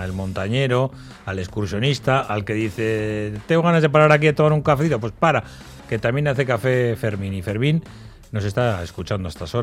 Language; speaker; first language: Spanish; native; Spanish